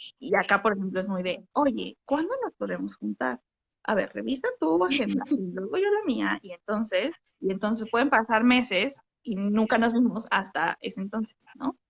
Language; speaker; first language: Spanish; native; Spanish